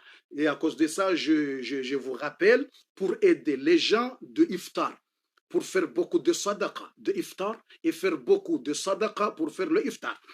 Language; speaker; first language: French; non-native, fluent; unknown